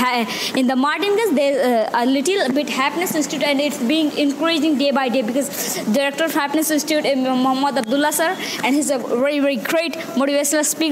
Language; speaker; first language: English; non-native, learner; Hindi